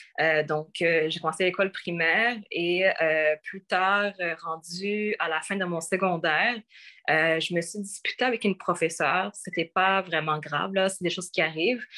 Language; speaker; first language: French; early bilingual, other home language; Rundi